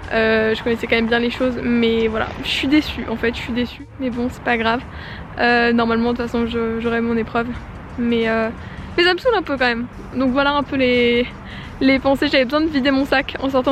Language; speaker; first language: French; native; French